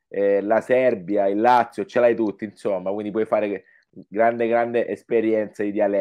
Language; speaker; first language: Italian; native; Italian